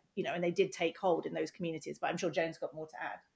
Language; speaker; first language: English; native; English